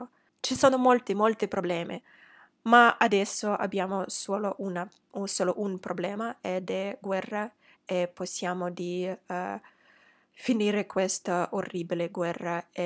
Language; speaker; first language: Italian; non-native, fluent; Russian